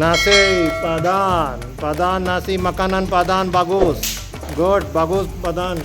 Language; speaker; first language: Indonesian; non-native, learner; Punjabi